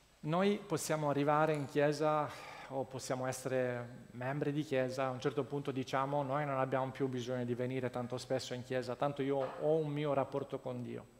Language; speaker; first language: Italian; non-native, fluent; Russian